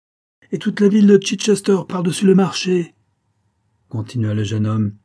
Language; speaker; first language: French; native; French